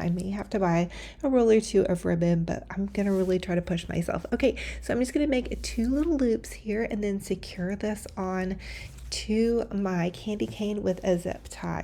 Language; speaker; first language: English; native; English